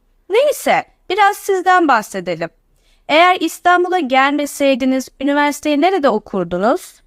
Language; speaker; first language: Turkish; native; Turkish